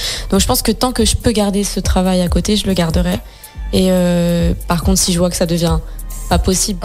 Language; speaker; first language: French; native; French